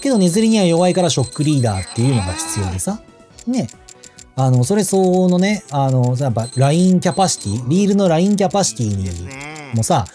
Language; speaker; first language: Japanese; native; Japanese